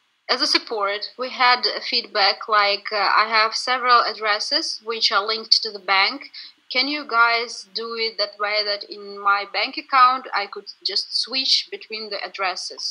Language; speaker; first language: English; non-native, fluent; Russian